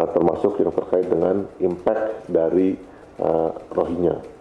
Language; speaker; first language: Indonesian; native; Indonesian